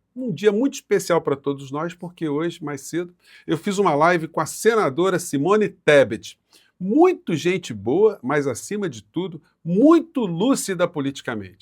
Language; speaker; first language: Portuguese; native; Portuguese